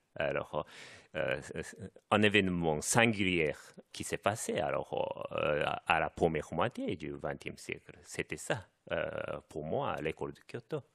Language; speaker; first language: French; non-native, fluent; Japanese